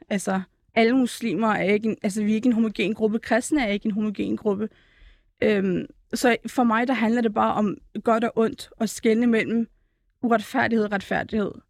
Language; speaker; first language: Danish; early bilingual, other home language; Turkish